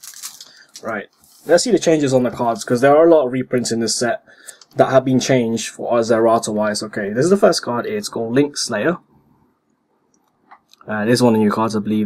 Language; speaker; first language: English; native; English